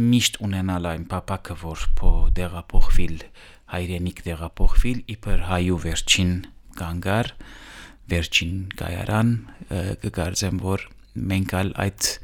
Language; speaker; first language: Armenian; early bilingual, heritage; Armenian